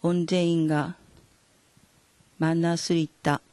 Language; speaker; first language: Korean; non-native, fluent; Japanese